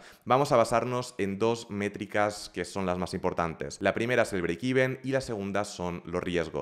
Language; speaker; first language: Spanish; native; Spanish